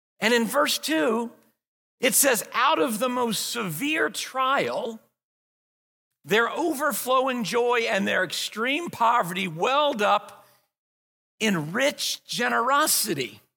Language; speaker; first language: English; native; English